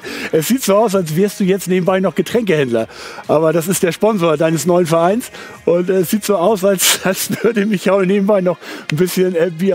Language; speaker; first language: German; native; German